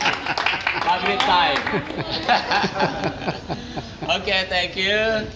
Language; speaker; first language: English; non-native, fluent; Indonesian